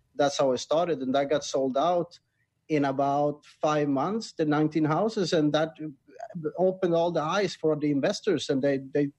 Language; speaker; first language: English; non-native, fluent; Swedish